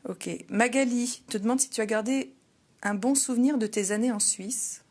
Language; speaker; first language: French; native; French